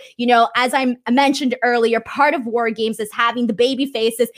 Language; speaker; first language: English; native; English